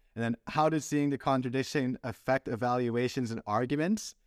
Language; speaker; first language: English; native; English